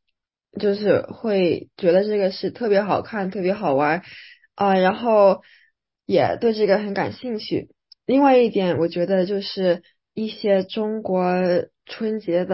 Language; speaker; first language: Chinese; early bilingual, other home language; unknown